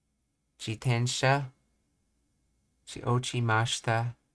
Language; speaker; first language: Japanese; non-native, learner; English